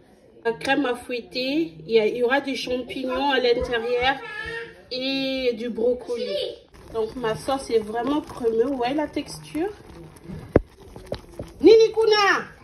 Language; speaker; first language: French; non-native, local second language; Lingala